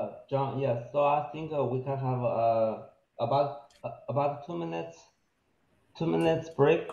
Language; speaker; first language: English; non-native, fluent; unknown